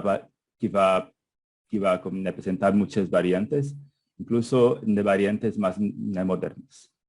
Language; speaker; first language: Spanish; non-native, fluent; Portuguese